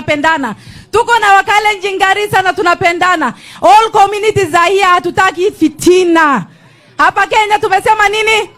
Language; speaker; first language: Swahili; non-native, local second language; Somali